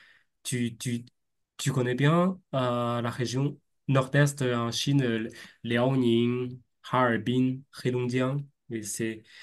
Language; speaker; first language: French; non-native, fluent; Chinese